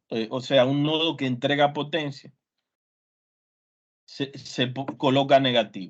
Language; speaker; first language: Spanish; native; Spanish